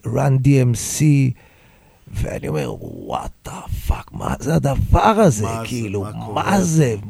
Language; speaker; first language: Hebrew; native; Hebrew